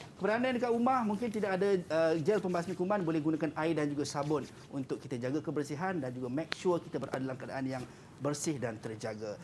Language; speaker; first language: Malay; native; Malay